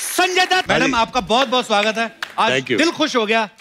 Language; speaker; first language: Hindi; native; Hindi